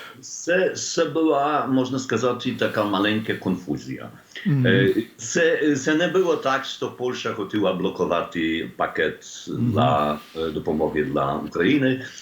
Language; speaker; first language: Ukrainian; non-native, learner; Polish